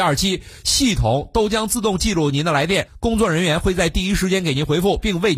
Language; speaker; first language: Chinese; native; Chinese